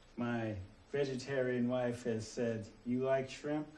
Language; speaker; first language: English; native; English